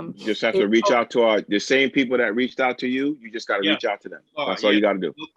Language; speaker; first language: English; native; English